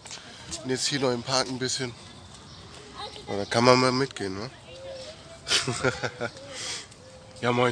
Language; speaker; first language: German; native; German